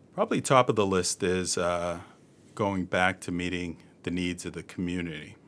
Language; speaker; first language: English; native; English